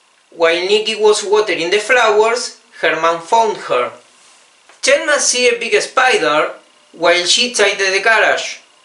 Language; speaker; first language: English; non-native, fluent; Spanish